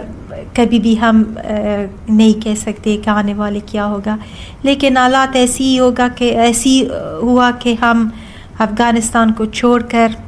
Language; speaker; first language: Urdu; non-native, learner; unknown